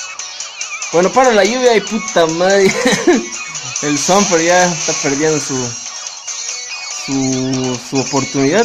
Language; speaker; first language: Spanish; native; Spanish